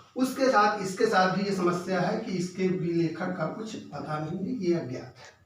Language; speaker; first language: Hindi; native; Hindi